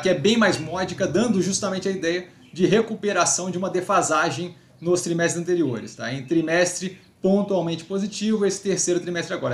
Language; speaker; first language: Portuguese; native; Portuguese